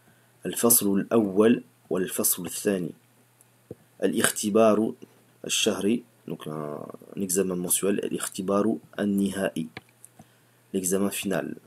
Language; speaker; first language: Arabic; non-native, fluent; French